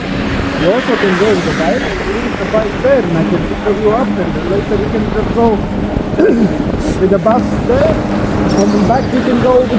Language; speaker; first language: English; non-native, fluent; Latvian